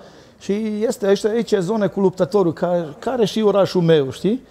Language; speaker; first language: Romanian; non-native, learner; Serbian